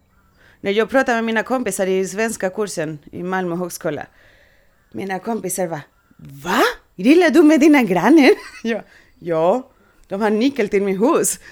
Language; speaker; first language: Swedish; non-native, learner; Spanish